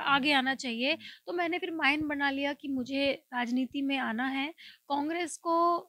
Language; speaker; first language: Hindi; native; Hindi